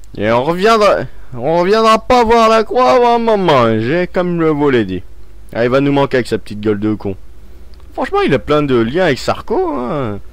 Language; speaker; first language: French; native; French